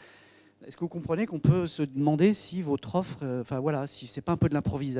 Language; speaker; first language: French; native; French